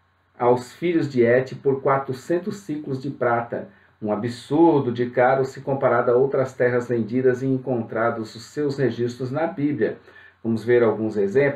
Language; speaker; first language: Portuguese; native; Portuguese